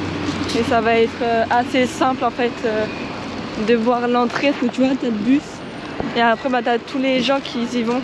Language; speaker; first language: French; native; French